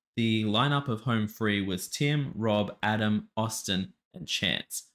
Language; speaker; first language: English; native; English